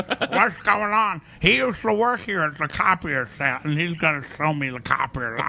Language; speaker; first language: English; native; English